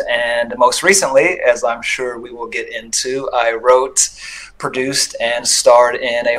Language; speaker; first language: English; native; English